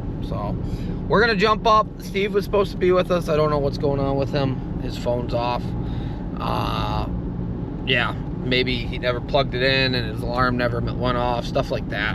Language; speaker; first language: English; native; English